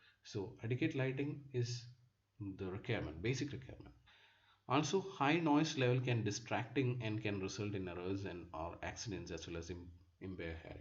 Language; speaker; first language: English; non-native, local second language; Malayalam